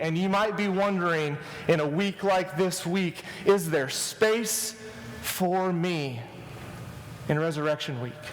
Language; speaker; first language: English; native; English